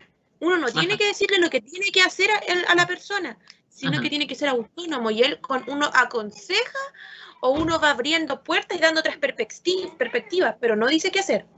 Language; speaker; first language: Spanish; native; Spanish